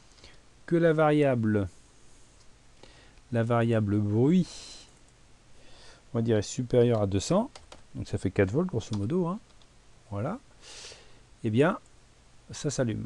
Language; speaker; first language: French; native; French